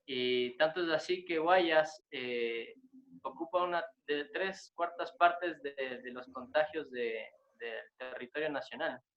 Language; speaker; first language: Spanish; native; Spanish